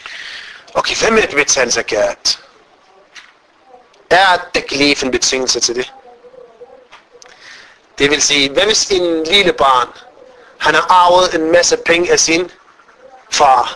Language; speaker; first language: Danish; non-native, fluent; Arabic